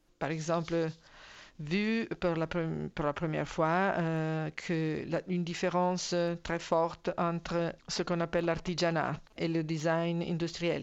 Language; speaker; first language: French; non-native, fluent; Italian